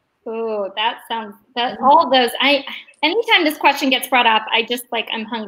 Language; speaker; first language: English; native; English